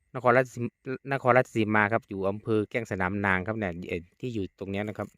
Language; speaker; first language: Thai; native; Thai